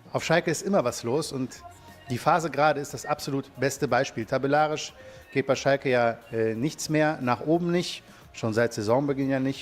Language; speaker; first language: German; native; German